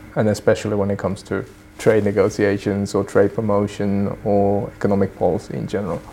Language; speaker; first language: English; early bilingual, other home language; Swedish